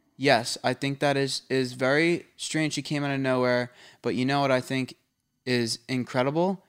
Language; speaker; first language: English; native; English